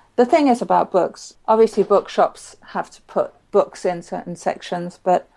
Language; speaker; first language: English; native; English